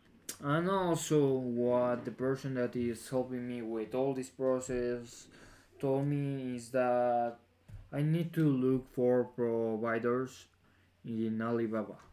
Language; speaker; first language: English; non-native, fluent; Spanish